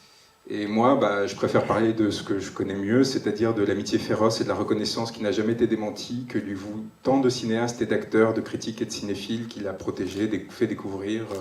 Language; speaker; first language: French; native; French